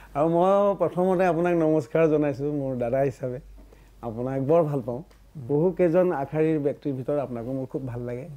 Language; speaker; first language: Assamese; native; Assamese